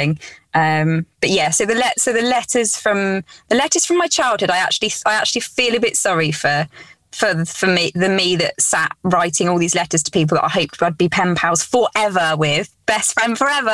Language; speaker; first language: English; native; English